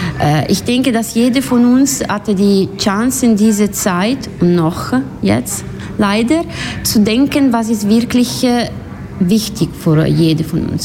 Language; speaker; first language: German; non-native, learner; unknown